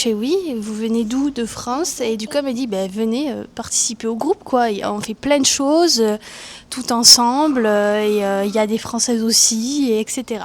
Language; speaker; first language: French; native; French